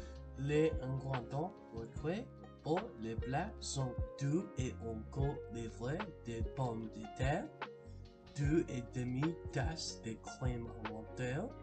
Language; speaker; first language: French; non-native, learner; English